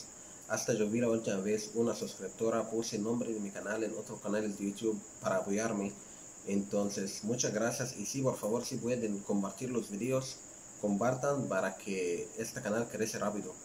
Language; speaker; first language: Spanish; non-native, learner; Arabic